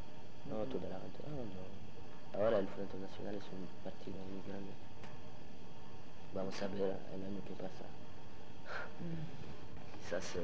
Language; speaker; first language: Spanish; non-native, learner; French